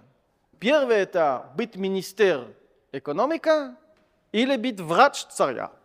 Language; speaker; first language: Russian; non-native, fluent; French